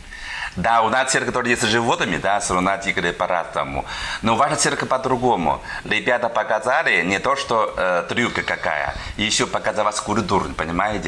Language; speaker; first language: Russian; non-native, learner; Chinese